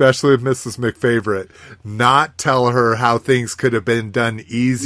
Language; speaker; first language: English; native; English